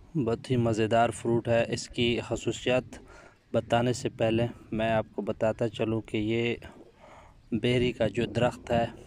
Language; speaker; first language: Urdu; non-native, local second language; Pashto